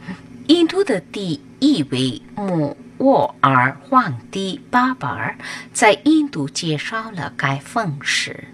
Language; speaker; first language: Chinese; non-native, fluent; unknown